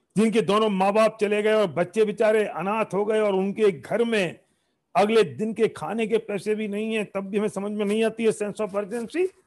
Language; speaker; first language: Hindi; native; Hindi